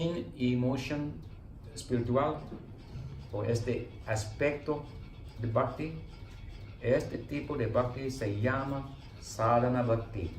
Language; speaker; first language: Spanish; non-native, learner; English